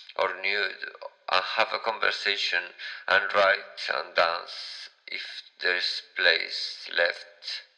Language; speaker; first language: English; non-native, fluent; Spanish